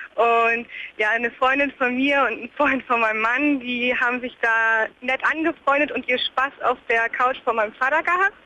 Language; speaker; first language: German; native; German